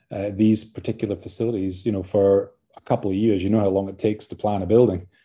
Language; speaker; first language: English; native; English